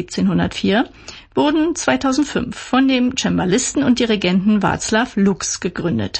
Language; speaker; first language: German; native; German